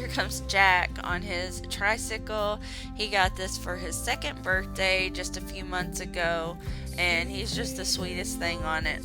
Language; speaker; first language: English; native; English